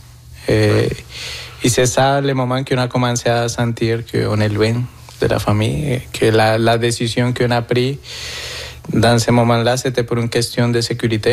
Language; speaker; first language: French; non-native, fluent; Spanish